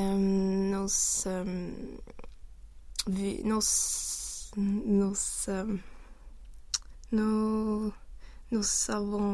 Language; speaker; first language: French; non-native, learner; Swedish